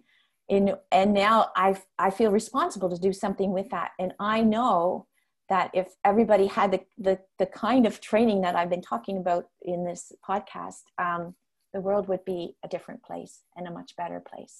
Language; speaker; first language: English; non-native, fluent; Dutch